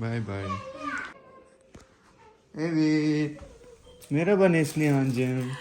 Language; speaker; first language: Turkish; non-native, learner; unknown